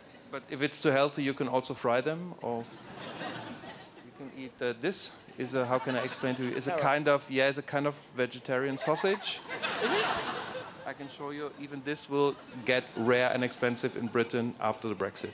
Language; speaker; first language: English; non-native, fluent; German